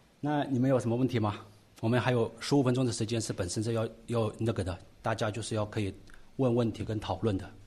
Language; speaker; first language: Chinese; non-native, local second language; Tibetan